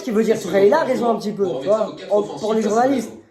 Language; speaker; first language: French; native; French